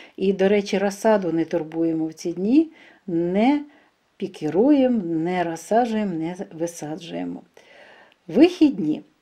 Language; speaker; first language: Ukrainian; non-native, local second language; Russian